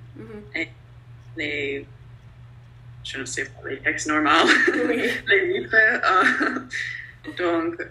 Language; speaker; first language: French; non-native, learner; English